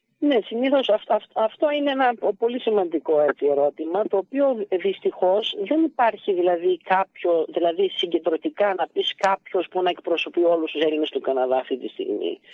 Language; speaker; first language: Greek; early bilingual, heritage; Greek